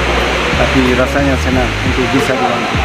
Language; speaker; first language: Indonesian; non-native, fluent; Spanish